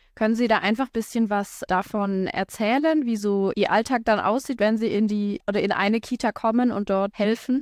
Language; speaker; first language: German; native; German